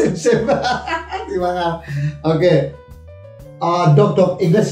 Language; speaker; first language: English; non-native, learner; Indonesian